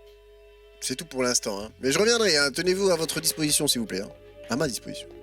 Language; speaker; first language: French; native; French